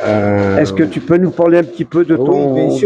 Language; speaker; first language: French; native; French